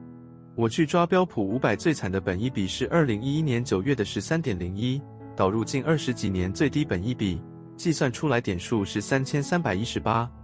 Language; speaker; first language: Chinese; native; Chinese